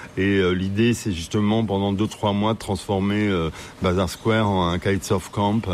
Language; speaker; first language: French; native; French